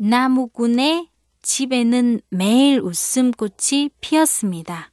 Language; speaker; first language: Korean; non-native, fluent; Vietnamese